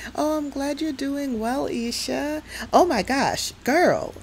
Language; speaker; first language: English; native; English